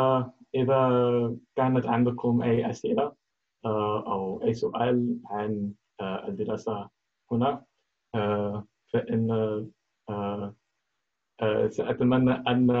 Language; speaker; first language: Arabic; non-native, learner; English